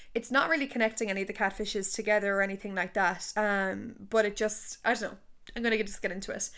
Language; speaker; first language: English; native; English